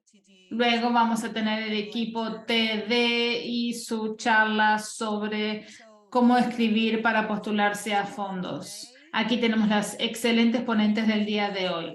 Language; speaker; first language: Spanish; non-native, fluent; Portuguese